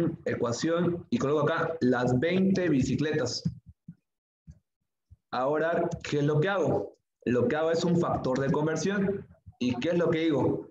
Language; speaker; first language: Spanish; native; Spanish